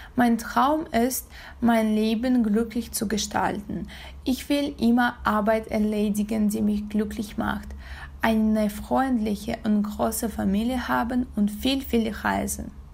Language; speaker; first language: German; non-native, learner; Russian